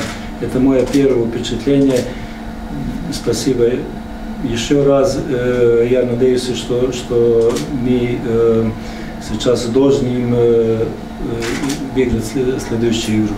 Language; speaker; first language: Russian; non-native, learner; Serbian